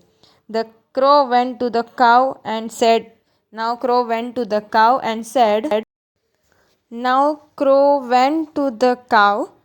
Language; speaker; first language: English; non-native, local second language; Gujarati